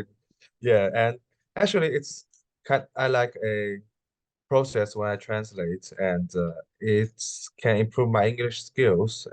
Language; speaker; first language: English; non-native, learner; Chinese